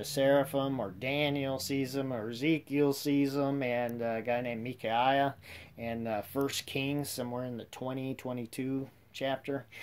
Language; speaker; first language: English; native; English